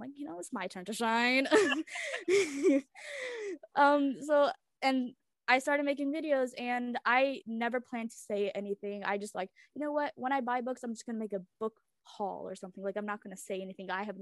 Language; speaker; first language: English; early bilingual, other home language; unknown